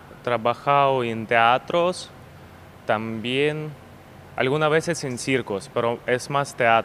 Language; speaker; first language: Spanish; non-native, learner; Ukrainian